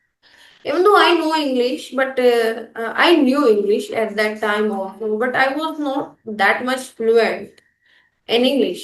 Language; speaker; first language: English; non-native, local second language; Hindi